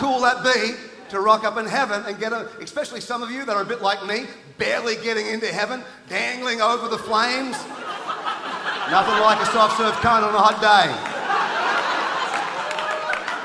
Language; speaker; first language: English; native; English